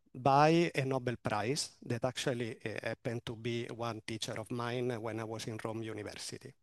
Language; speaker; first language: English; non-native, fluent; Italian